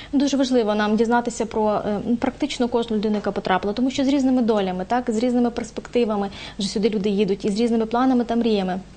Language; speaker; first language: Ukrainian; native; Ukrainian